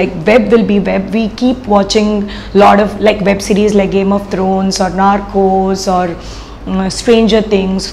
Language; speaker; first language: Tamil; non-native, fluent; Odia